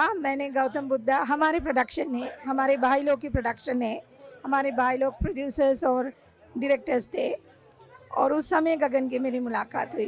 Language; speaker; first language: Hindi; non-native, fluent; Sinhala